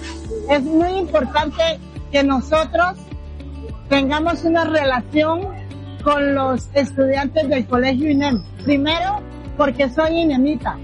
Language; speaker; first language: Spanish; native; Spanish